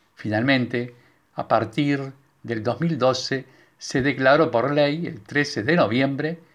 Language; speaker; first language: Spanish; non-native, local second language; Hungarian